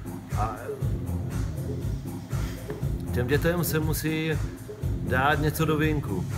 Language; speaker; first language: Czech; non-native, local second language; Polish